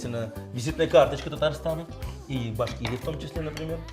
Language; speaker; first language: Russian; native; Russian